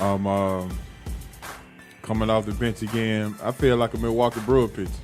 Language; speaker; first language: English; native; English